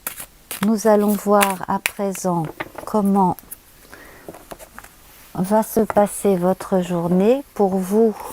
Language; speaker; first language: French; native; French